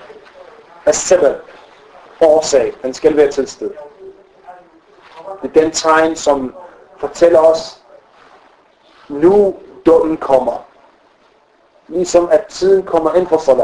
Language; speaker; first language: Danish; non-native, fluent; Arabic